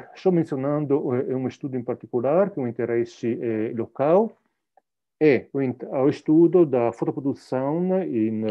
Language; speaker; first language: Portuguese; non-native, fluent; Italian